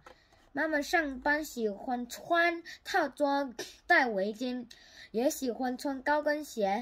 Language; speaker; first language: Chinese; non-native, learner; Korean